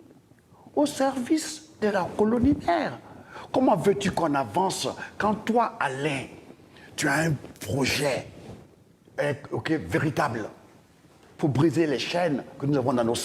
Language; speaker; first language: French; non-native, local second language; Dyula